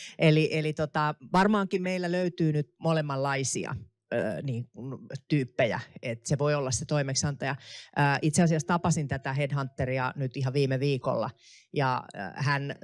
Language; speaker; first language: Finnish; native; Finnish